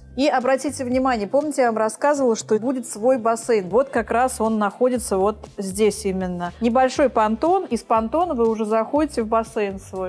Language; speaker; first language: Russian; native; Russian